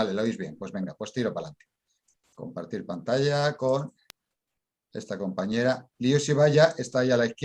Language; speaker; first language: Spanish; native; Spanish